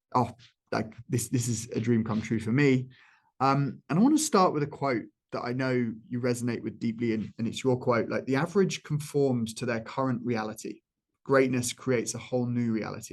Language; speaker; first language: English; native; English